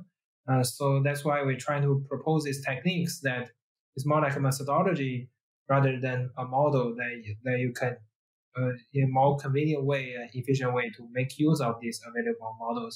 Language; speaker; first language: English; non-native, fluent; Chinese